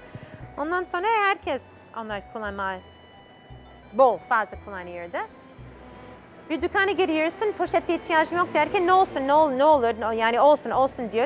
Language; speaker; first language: Turkish; non-native, fluent; English